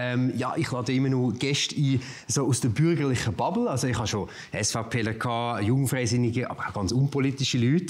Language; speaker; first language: German; native; German